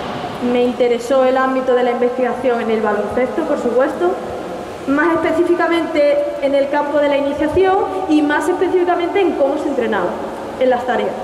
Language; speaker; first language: Spanish; native; Spanish